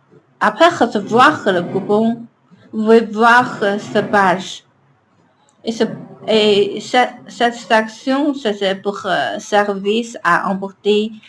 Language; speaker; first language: French; non-native, learner; Chinese